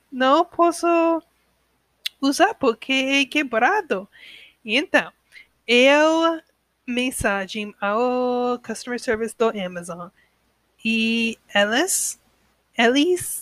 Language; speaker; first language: Portuguese; non-native, learner; English